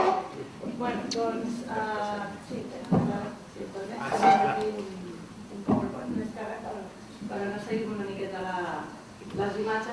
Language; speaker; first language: Catalan; native; Catalan